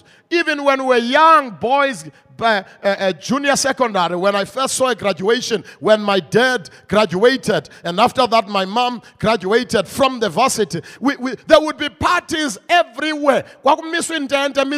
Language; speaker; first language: English; non-native, local second language; Xhosa